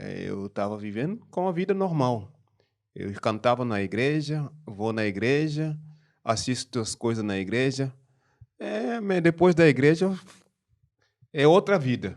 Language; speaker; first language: Portuguese; non-native, learner; French